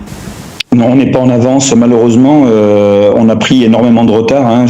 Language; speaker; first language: French; native; French